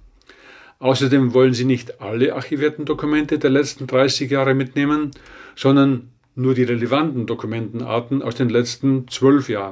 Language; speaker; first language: German; native; German